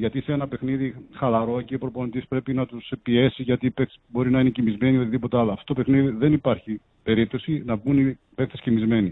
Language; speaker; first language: Greek; native; Greek